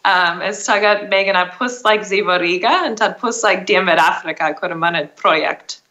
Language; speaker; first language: Latvian; early bilingual, heritage; English